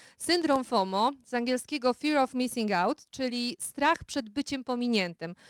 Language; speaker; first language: Polish; native; Polish